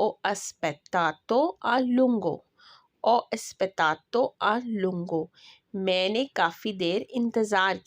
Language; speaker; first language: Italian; non-native, learner; Urdu